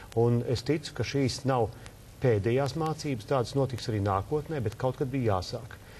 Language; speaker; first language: Latvian; native; Latvian